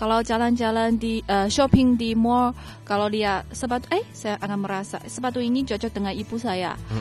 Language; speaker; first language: Indonesian; non-native, fluent; Chinese